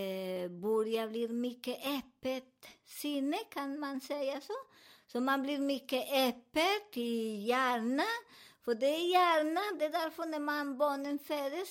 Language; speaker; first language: Swedish; non-native, learner; Spanish